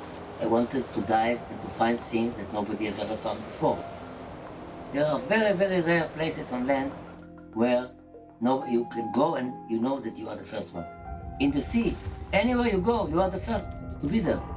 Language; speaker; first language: English; non-native, fluent; Hebrew